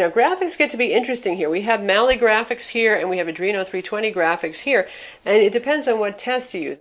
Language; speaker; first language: English; native; English